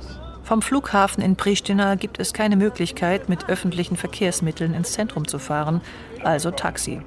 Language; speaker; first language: German; native; German